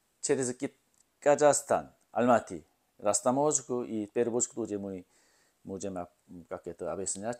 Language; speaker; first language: Russian; non-native, learner; Korean